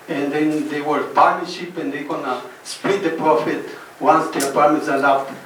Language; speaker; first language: English; non-native, fluent; Spanish